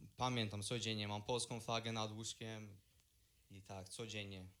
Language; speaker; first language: Polish; early bilingual, heritage; Polish